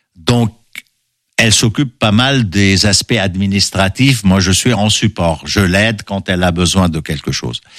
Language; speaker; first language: French; non-native, local second language; Arabic